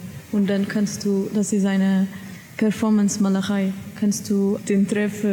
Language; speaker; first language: German; non-native, learner; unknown